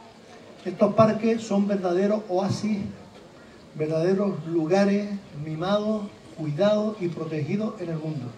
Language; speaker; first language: Spanish; native; Spanish